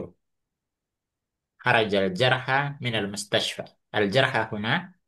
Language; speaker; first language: Arabic; non-native, fluent; Indonesian